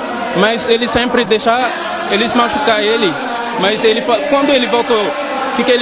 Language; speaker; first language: Portuguese; non-native, fluent; Wolof